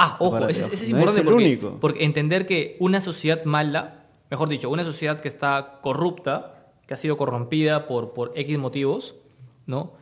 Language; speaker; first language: Spanish; native; Spanish